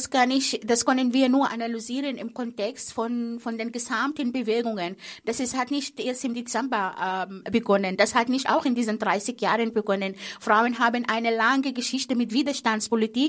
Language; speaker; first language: German; non-native, fluent; Arabic